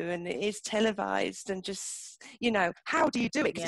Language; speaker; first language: English; native; English